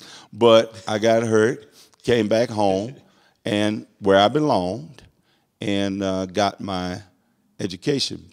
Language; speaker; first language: English; native; English